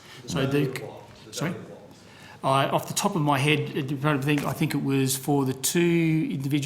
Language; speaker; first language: English; native; English